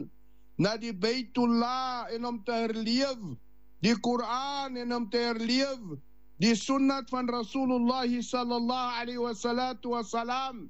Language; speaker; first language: Dutch; non-native, learner; Afrikaans